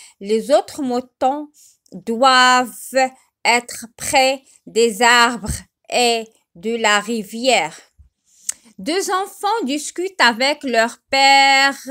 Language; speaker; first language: French; non-native, local second language; Arabic